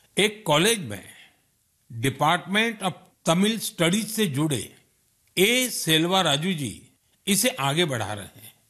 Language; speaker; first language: Hindi; non-native, local second language; Gujarati